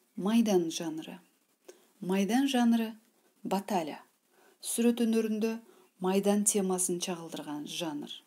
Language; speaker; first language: Kyrgyz; non-native, local second language; Uzbek